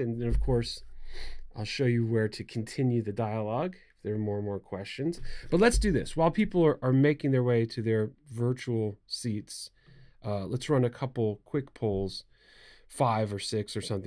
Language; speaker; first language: English; native; English